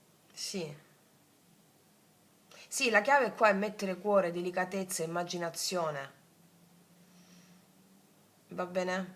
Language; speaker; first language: Italian; native; Italian